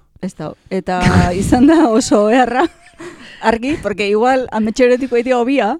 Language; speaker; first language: Basque; native; Basque